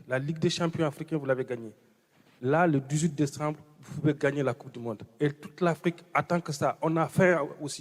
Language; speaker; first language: French; native; French